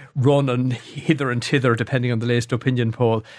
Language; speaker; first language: English; native; English